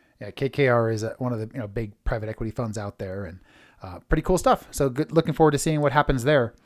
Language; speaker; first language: English; native; English